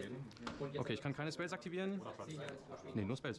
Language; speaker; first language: German; native; German